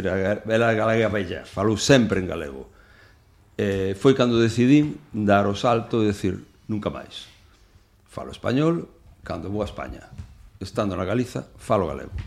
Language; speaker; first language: Galician; non-native, local second language; Spanish